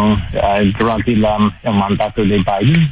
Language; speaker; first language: Spanish; non-native, learner; English